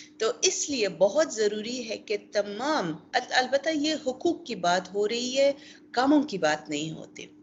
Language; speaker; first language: Urdu; non-native, local second language; Pashto